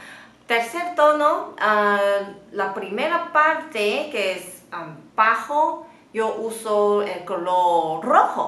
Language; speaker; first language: Spanish; non-native, fluent; Chinese